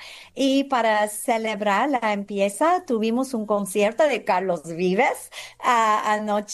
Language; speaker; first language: Spanish; non-native, fluent; English